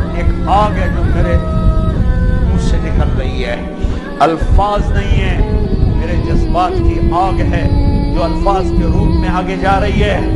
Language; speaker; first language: Urdu; non-native, local second language; Punjabi